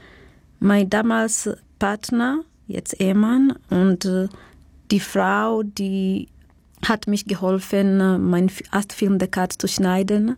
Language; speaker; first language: German; non-native, fluent; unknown